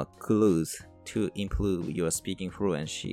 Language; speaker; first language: English; non-native, fluent; Japanese